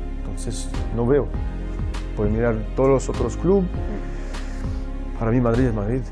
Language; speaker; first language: Spanish; non-native, fluent; French